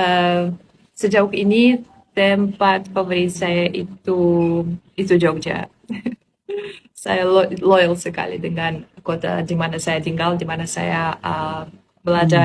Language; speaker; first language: Indonesian; non-native, fluent; Polish